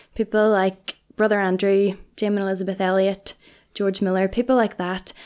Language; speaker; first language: English; native; English